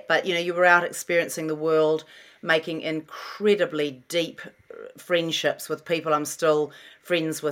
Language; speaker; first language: English; native; English